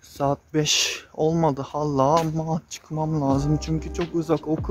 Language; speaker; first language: Turkish; non-native, fluent; Japanese